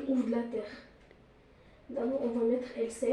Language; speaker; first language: French; early bilingual, other home language; Arabic